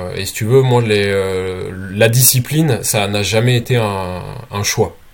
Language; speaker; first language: French; native; French